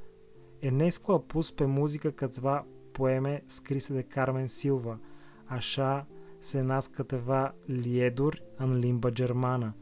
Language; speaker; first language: Romanian; non-native, fluent; Bulgarian